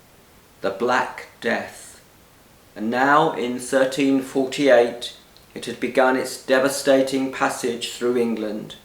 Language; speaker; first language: English; native; English